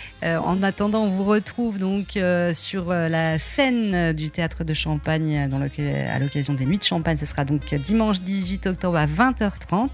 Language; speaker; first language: French; native; French